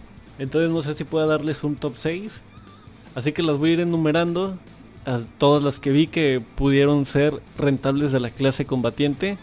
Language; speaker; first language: Spanish; native; Spanish